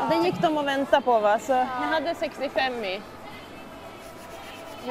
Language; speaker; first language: Swedish; native; Swedish